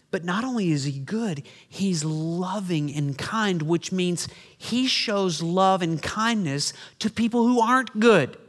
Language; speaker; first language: English; native; English